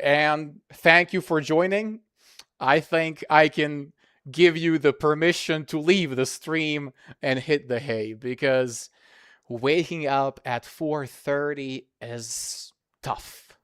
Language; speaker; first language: English; non-native, fluent; Serbian